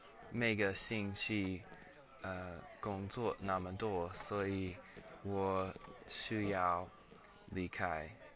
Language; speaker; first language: Chinese; non-native, learner; English